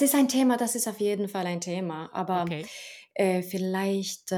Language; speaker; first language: German; non-native, fluent; Norwegian